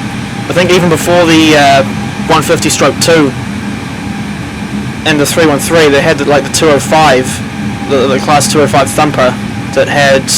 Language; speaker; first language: English; native; English